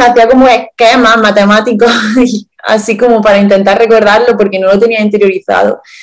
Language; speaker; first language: Spanish; native; Spanish